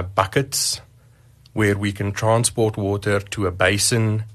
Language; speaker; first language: English; non-native, local second language; Afrikaans